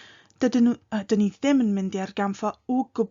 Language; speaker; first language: Welsh; non-native, fluent; English